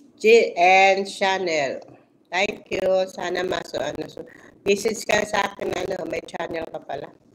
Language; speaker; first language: Filipino; non-native, local second language; Hiligaynon